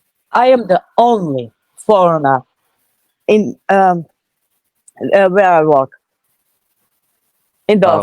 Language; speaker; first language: English; non-native, fluent; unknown